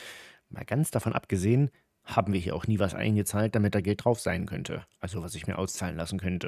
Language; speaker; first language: German; native; German